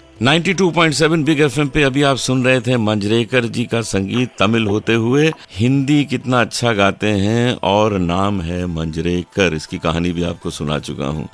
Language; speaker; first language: Hindi; native; Hindi